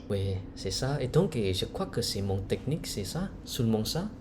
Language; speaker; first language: French; non-native, learner; Indonesian